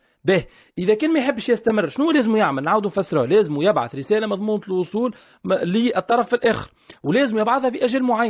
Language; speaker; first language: Arabic; native; Arabic